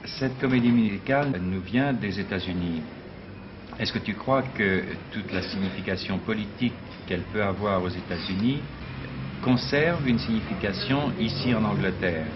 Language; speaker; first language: French; native; French